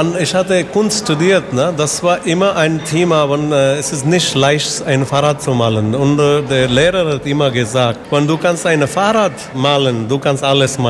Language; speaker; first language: German; non-native, learner; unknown